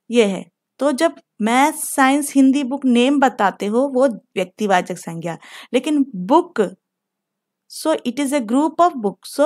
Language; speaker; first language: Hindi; non-native, local second language; Telugu